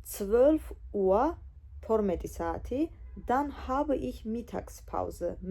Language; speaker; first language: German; non-native, fluent; Georgian